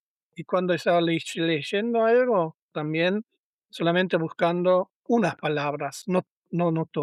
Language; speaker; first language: Spanish; non-native, learner; German